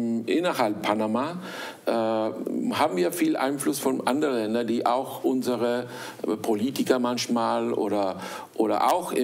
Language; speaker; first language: German; early bilingual, heritage; German